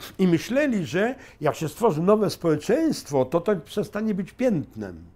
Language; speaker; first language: Polish; native; Polish